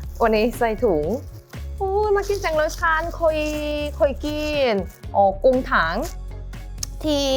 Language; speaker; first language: Thai; non-native, learner; Korean